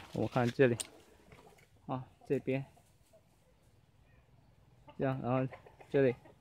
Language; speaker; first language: Chinese; early bilingual, heritage; Chinese